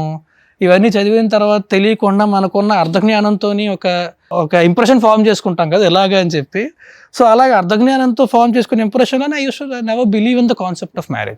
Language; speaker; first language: Telugu; native; Telugu